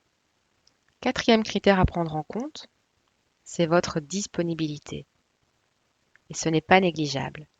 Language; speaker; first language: French; native; French